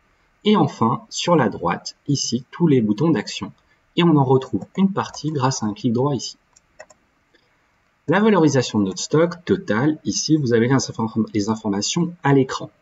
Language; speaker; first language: French; native; French